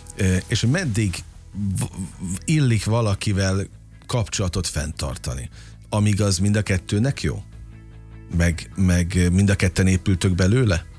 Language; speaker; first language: Hungarian; native; Hungarian